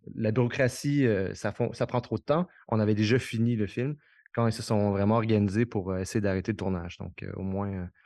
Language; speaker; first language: French; native; French